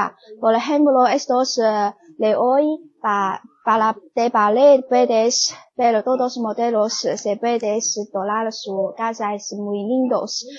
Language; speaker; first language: Spanish; non-native, learner; Chinese